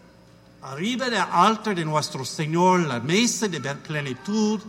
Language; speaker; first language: Spanish; non-native, learner; English